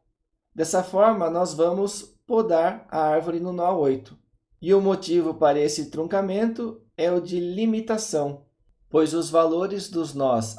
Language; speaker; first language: Portuguese; native; Portuguese